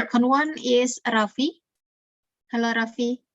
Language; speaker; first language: English; non-native, learner; Indonesian